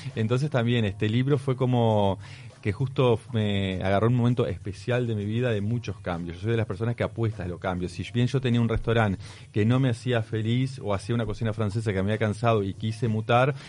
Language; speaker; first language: Spanish; native; Spanish